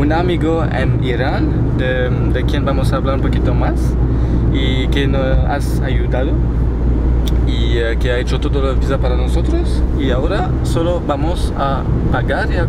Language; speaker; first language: Spanish; non-native, learner; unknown